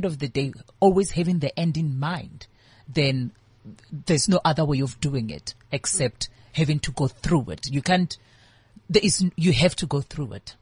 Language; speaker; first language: English; non-native, local second language; Northern Sotho